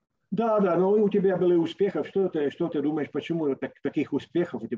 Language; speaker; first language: Russian; non-native, fluent; English